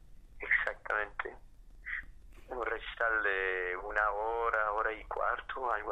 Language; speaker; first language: Spanish; non-native, fluent; French